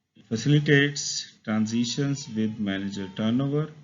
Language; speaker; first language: English; non-native, local second language; Urdu